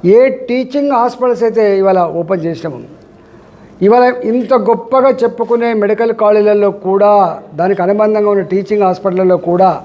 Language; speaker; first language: Telugu; native; Telugu